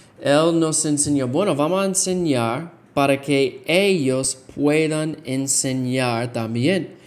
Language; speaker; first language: Spanish; non-native, fluent; English